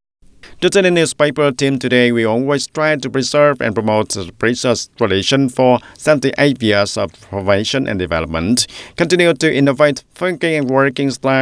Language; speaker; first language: English; non-native, fluent; Vietnamese